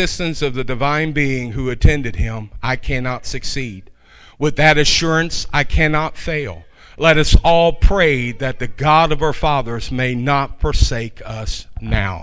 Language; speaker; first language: English; native; English